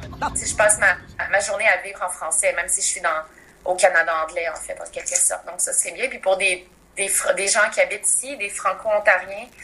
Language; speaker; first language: French; native; French